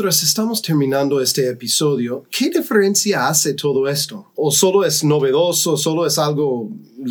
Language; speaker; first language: Spanish; non-native, fluent; English